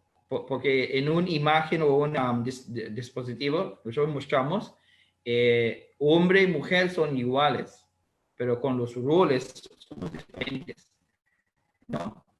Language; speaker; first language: Spanish; non-native, learner; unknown